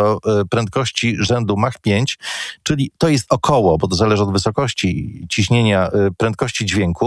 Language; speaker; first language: Polish; native; Polish